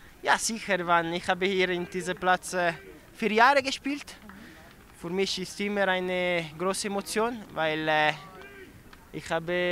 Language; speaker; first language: German; non-native, local second language; Italian